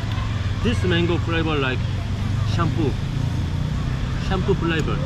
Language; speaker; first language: English; non-native, learner; Korean